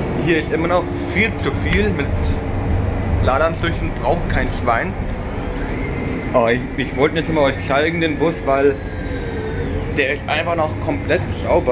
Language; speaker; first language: German; native; German